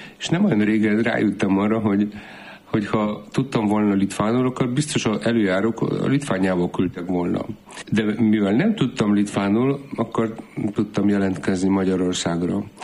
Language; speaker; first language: Hungarian; non-native, fluent; Polish